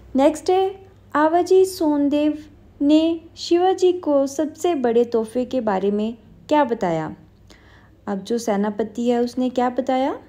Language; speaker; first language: Hindi; non-native, local second language; Punjabi